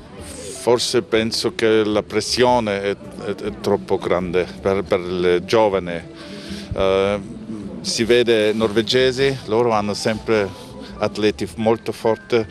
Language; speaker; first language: Italian; non-native, fluent; German